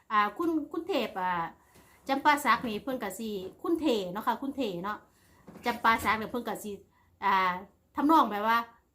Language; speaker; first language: Thai; native; Thai